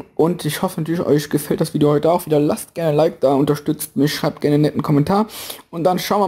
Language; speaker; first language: German; native; German